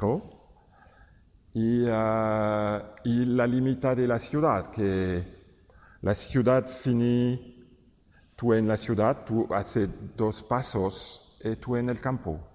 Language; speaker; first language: Spanish; non-native, learner; French